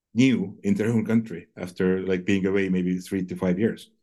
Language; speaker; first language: English; non-native, fluent; Estonian